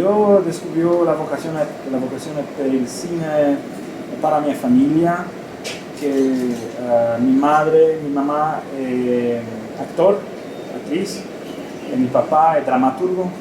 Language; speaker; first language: Spanish; non-native, learner; Romanian